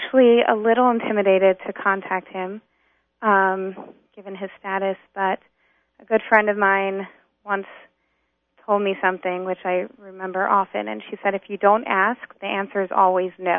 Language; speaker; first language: English; native; English